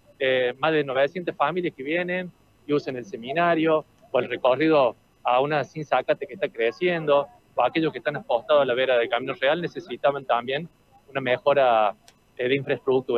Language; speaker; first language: Spanish; native; Spanish